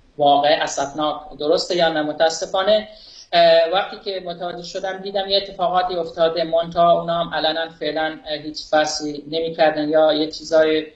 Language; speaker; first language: Persian; non-native, local second language; Kurdish